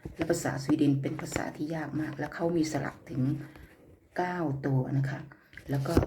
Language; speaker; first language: Thai; native; Thai